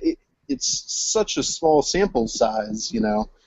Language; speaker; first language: English; native; English